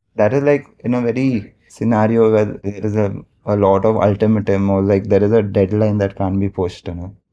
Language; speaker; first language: English; non-native, local second language; Marathi